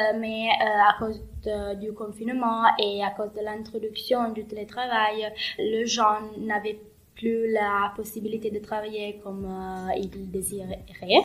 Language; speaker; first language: French; non-native, learner; Italian